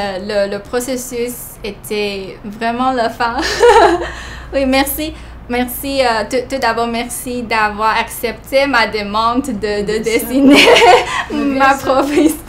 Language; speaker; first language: French; non-native, fluent; Chinese